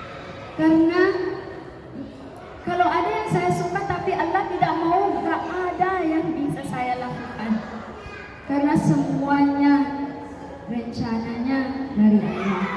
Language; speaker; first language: Indonesian; non-native, learner; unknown